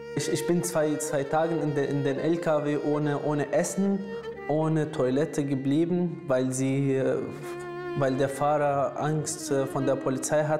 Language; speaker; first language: German; non-native, fluent; Arabic